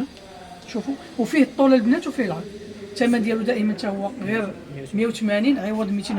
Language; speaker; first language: Arabic; native; Arabic